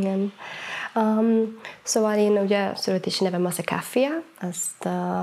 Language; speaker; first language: Hungarian; non-native, fluent; Somali